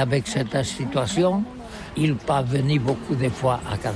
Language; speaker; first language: French; non-native, learner; Catalan